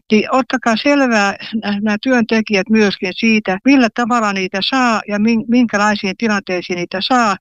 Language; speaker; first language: Finnish; native; Finnish